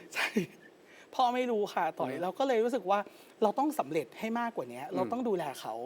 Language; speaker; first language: Thai; native; Thai